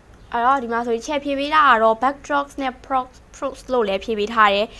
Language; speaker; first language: English; non-native, fluent; Burmese